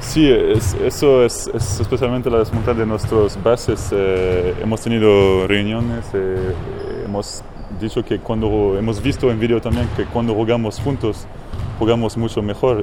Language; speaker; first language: Spanish; non-native, fluent; French